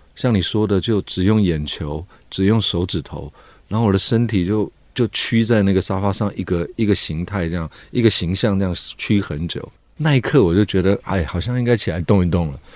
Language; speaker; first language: Chinese; native; Chinese